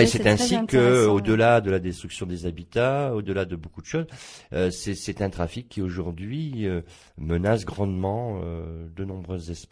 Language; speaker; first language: French; native; French